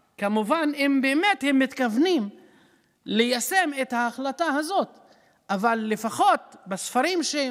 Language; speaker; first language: Hebrew; non-native, local second language; Arabic